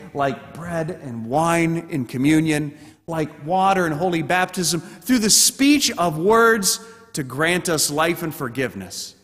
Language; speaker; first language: English; native; English